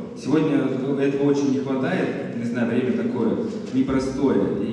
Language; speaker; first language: Russian; native; Russian